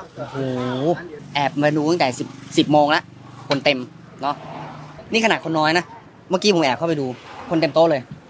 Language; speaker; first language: Thai; native; Thai